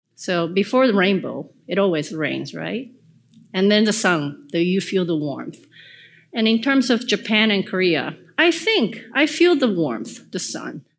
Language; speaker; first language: English; early bilingual, other home language; Korean